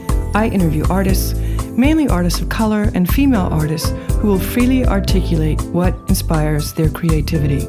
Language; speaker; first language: English; native; English